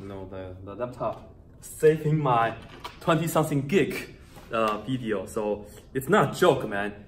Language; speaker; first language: English; non-native, fluent; Chinese